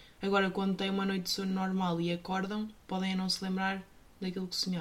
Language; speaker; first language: Portuguese; native; Portuguese